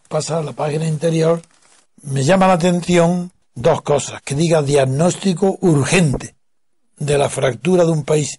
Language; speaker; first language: Spanish; native; Spanish